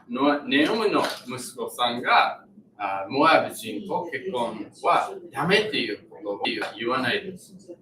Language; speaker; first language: Japanese; non-native, learner; English